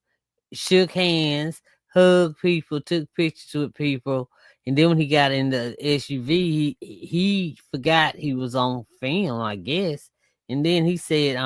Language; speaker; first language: English; native; English